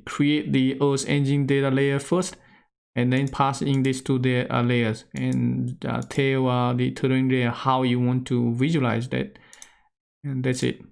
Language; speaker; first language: English; non-native, fluent; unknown